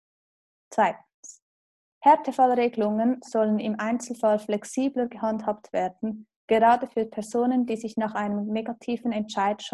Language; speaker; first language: German; native; German